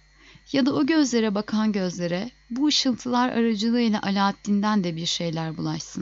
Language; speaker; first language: Turkish; native; Turkish